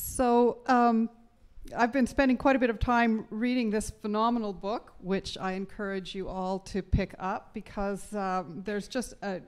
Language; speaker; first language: English; native; English